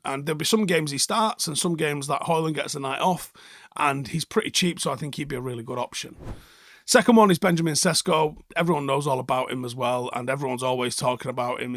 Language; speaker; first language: English; native; English